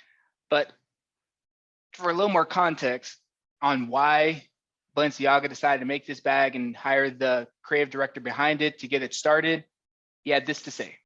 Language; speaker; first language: English; native; English